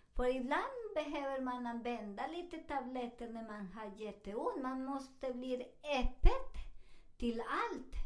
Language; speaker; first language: Swedish; non-native, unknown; Spanish